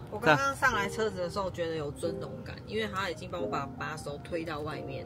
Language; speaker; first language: Chinese; native; Chinese